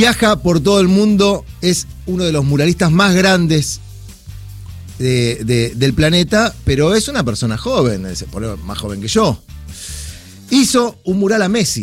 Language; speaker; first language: Spanish; native; Spanish